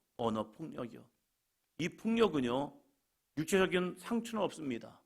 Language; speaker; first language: Korean; native; Korean